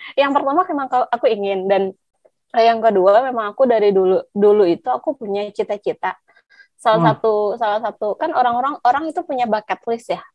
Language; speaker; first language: Indonesian; non-native, local second language; Javanese